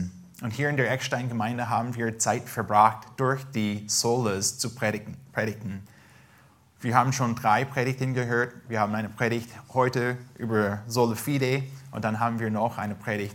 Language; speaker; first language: German; non-native, fluent; English